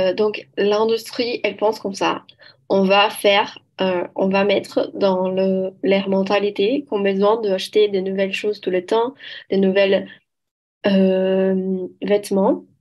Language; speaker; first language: French; non-native, learner; Portuguese